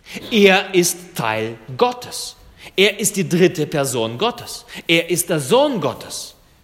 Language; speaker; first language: German; non-native, fluent; Russian